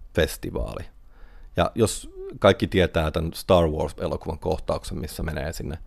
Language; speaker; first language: Finnish; native; Finnish